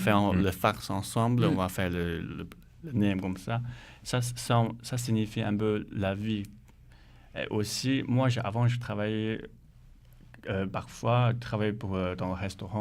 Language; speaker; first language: French; non-native, learner; Chinese